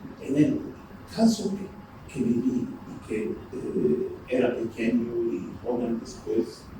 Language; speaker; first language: Spanish; non-native, fluent; Turkish